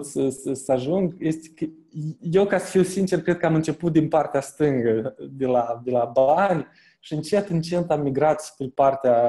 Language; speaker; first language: Romanian; native; Romanian